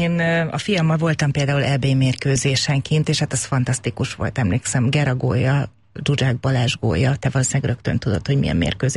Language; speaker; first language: Hungarian; native; Hungarian